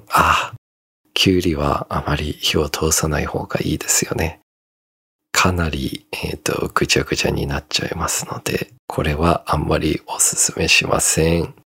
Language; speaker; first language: Japanese; native; Japanese